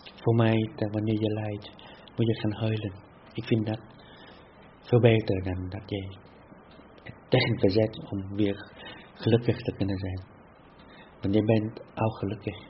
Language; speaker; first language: Dutch; non-native, fluent; Vietnamese